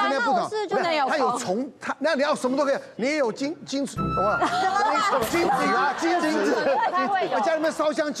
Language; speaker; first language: Chinese; native; Chinese